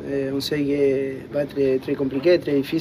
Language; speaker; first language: French; non-native, fluent; Spanish